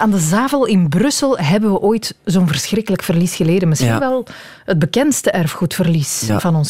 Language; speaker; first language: Dutch; native; Dutch